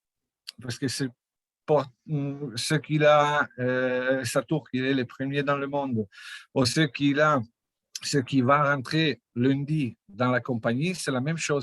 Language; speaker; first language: French; non-native, fluent; Portuguese